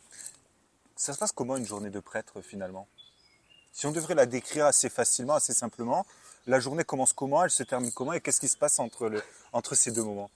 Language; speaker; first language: French; native; French